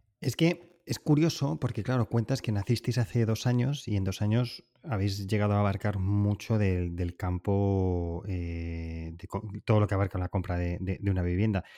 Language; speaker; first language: Spanish; native; Spanish